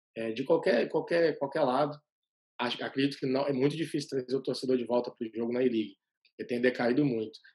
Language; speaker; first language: Portuguese; native; Portuguese